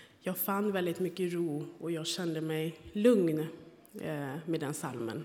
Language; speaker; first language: Swedish; non-native, fluent; Rundi